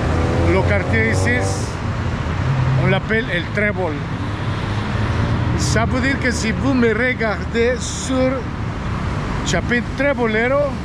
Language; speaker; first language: French; non-native, fluent; Spanish